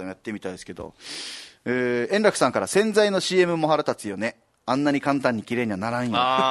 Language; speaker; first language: Japanese; native; Japanese